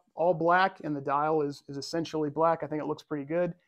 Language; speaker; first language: English; native; English